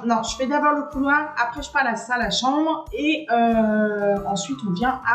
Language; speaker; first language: French; native; French